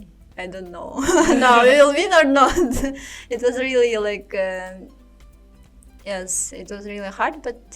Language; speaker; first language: English; non-native, learner; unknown